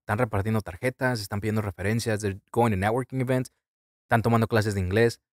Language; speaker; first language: Spanish; early bilingual, heritage; Spanish